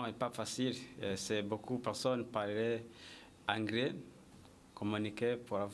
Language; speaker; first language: French; non-native, learner; Kinyarwanda